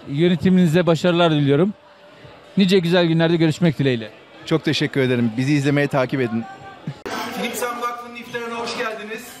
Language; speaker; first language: Turkish; native; Turkish